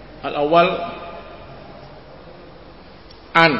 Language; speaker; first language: Arabic; non-native, learner; Indonesian